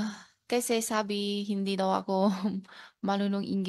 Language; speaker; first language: Filipino; non-native, learner; Chinese